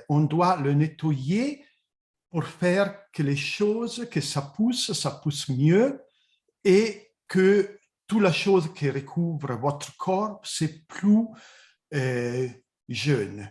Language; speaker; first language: French; non-native, fluent; Italian